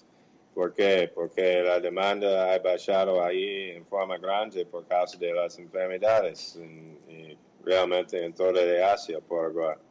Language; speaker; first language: Portuguese; non-native, fluent; English